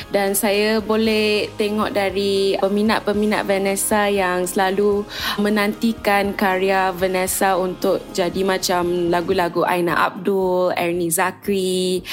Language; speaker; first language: Malay; native; Malay